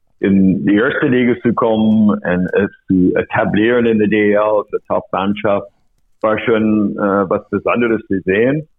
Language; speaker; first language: German; non-native, learner; English